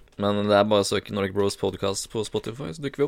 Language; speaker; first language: Norwegian; native; Norwegian